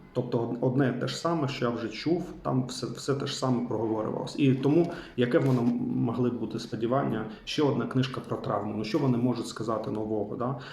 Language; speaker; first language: Ukrainian; non-native, local second language; Russian